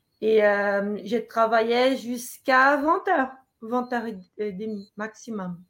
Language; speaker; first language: French; non-native, fluent; Portuguese